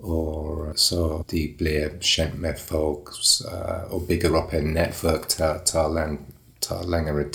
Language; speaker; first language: Norwegian; non-native, learner; English